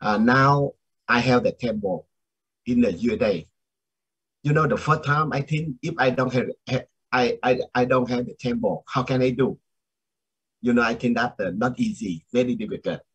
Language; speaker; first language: English; non-native, learner; Vietnamese